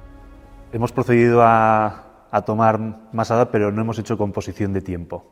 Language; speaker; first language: Spanish; native; Spanish